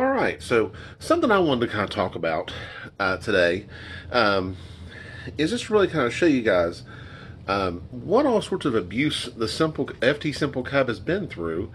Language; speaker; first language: English; native; English